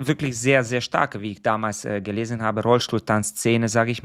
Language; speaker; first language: German; non-native, fluent; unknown